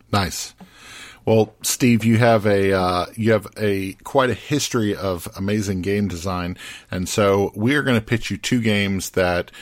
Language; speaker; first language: English; native; English